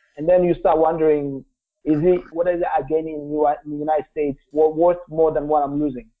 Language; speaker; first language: English; non-native, local second language; Kinyarwanda